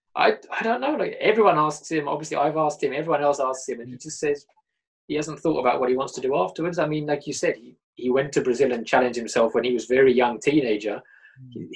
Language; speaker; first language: English; native; English